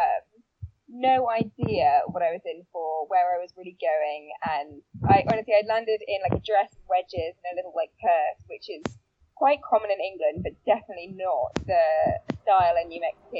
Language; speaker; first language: English; native; English